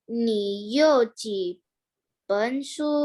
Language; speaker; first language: Chinese; non-native, learner; Indonesian